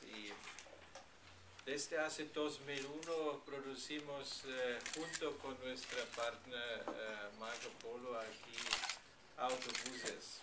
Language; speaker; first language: Spanish; non-native, fluent; German